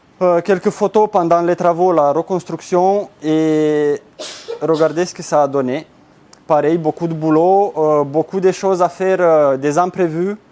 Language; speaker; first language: French; non-native, fluent; Romanian